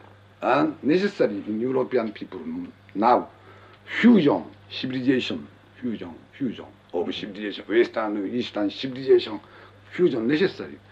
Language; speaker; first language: English; non-native, learner; Japanese